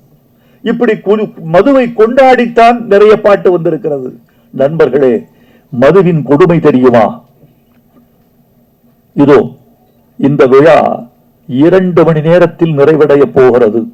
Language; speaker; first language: Tamil; native; Tamil